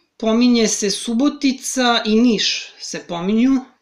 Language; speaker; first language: Serbian; native; Serbian